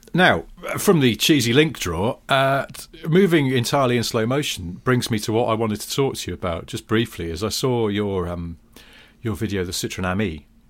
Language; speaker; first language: English; native; English